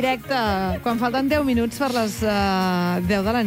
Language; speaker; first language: Catalan; native; Catalan